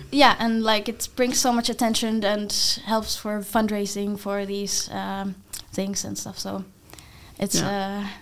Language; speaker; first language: English; non-native, fluent; Finnish